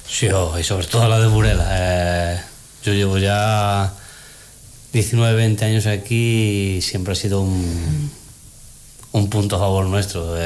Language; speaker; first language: Spanish; native; Spanish